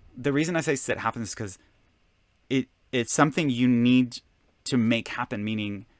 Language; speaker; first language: English; non-native, fluent; Hebrew